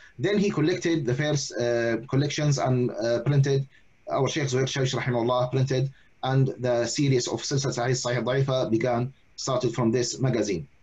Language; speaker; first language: English; non-native, fluent; Arabic